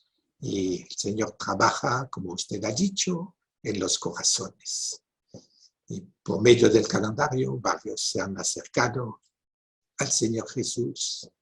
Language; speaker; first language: Spanish; non-native, fluent; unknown